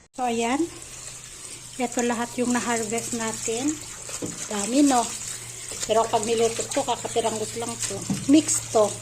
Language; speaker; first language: Filipino; native; Filipino